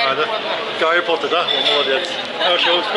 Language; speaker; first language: Russian; non-native, learner; English